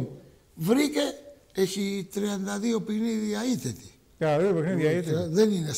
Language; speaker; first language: Greek; early bilingual, heritage; Greek